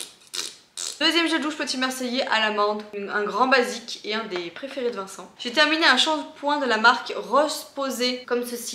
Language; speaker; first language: French; native; French